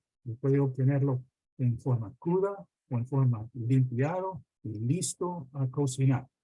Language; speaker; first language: Spanish; non-native, fluent; English